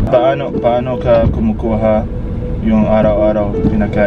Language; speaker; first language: Filipino; non-native, learner; Arabic